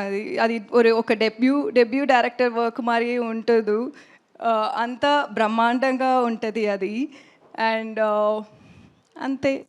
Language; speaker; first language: Telugu; non-native, learner; Tamil